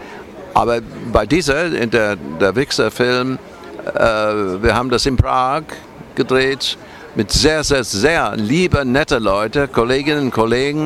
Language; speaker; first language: German; non-native, fluent; English